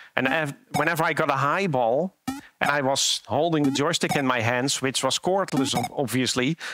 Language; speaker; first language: English; non-native, fluent; Dutch